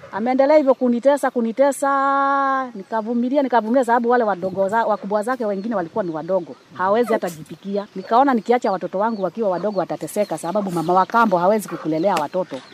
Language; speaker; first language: Swahili; non-native, local second language; Luo (Kenya and Tanzania)